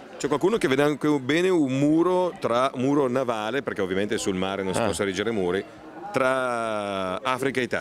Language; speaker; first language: Italian; native; Italian